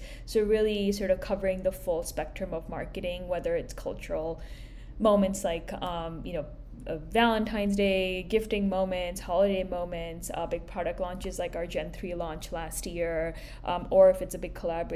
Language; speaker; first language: English; non-native, local second language; Hindi